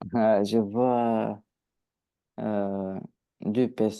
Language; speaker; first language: French; non-native, learner; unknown